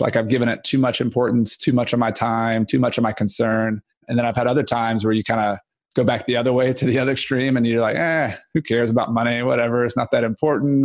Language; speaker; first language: English; native; English